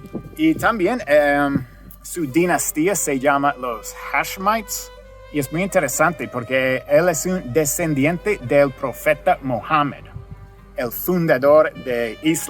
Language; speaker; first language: Spanish; non-native, fluent; English